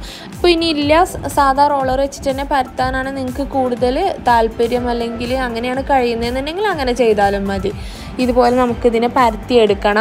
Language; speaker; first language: Malayalam; native; Malayalam